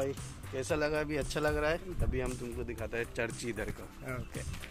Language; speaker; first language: Hindi; non-native, local second language; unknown